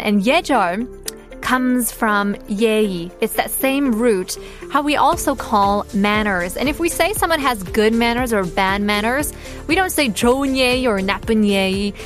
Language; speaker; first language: English; early bilingual, other home language; Korean